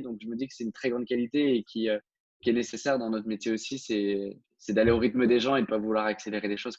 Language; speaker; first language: French; native; French